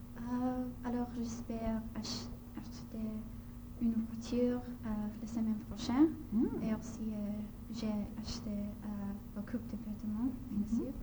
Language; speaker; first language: French; non-native, learner; English